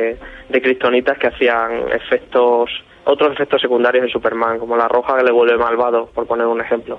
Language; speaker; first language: Spanish; native; Spanish